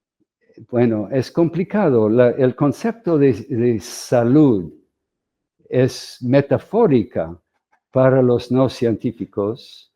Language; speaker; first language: Spanish; non-native, fluent; English